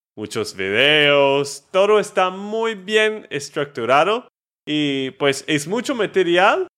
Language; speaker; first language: Spanish; non-native, learner; English